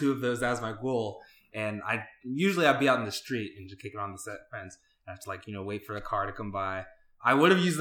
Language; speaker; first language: English; native; English